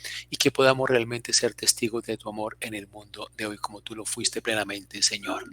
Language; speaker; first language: Spanish; native; Spanish